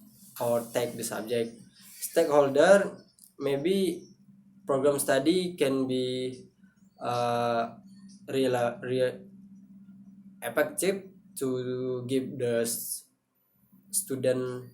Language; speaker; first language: English; non-native, learner; Indonesian